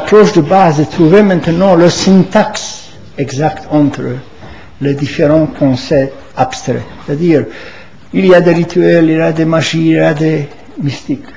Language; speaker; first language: French; non-native, fluent; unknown